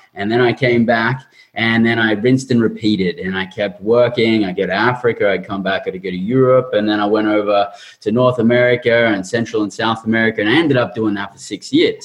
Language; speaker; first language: English; native; English